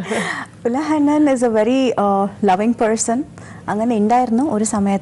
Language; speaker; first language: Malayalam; non-native, local second language; Tamil